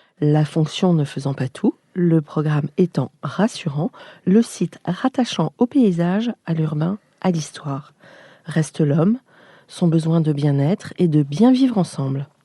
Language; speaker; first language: French; native; French